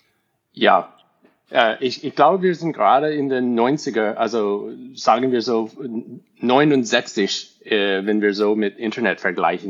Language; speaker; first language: German; non-native, fluent; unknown